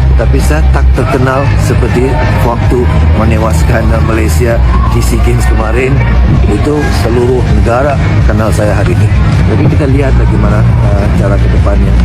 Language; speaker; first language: Malay; non-native, local second language; Tamil